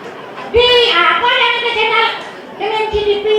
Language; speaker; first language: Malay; non-native, local second language; Balinese